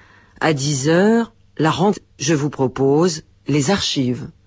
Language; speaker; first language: French; native; French